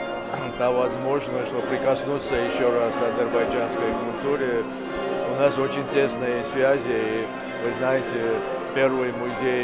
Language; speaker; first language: Russian; non-native, fluent; Georgian